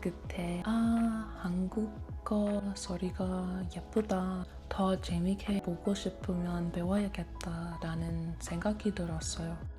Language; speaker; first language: Korean; non-native, fluent; English